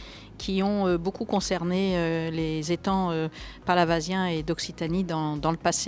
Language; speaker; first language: French; native; French